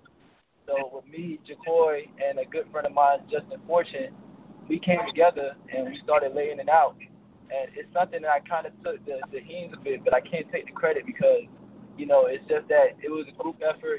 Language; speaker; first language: English; native; English